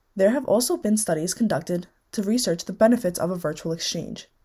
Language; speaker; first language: English; native; English